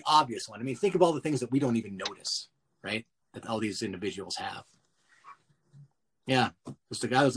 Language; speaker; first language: English; native; English